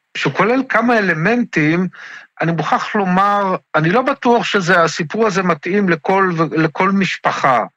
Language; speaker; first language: Hebrew; native; Hebrew